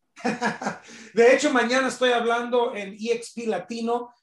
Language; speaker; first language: Spanish; early bilingual, heritage; Spanish